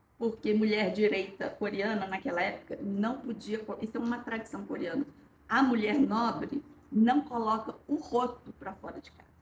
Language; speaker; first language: Portuguese; early bilingual, other home language; Korean